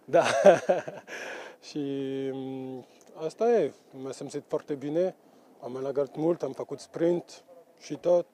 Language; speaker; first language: Romanian; non-native, learner; French